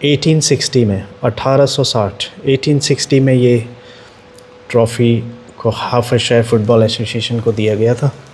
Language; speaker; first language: Hindi; native; Hindi